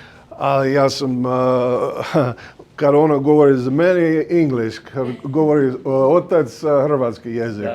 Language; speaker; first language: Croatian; early bilingual, heritage; English